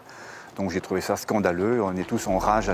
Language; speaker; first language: French; native; French